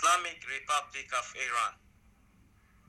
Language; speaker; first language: English; non-native, learner; Persian